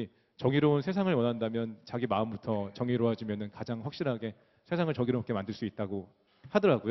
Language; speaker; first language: Korean; native; Korean